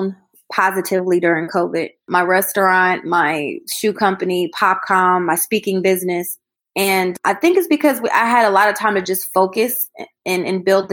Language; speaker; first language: English; native; English